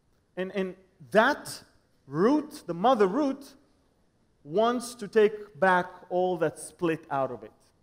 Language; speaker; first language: English; non-native, fluent; Hebrew